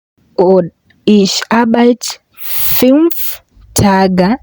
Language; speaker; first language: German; non-native, fluent; English